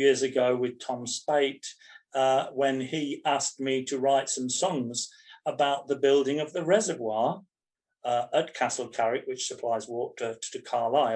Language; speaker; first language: English; native; English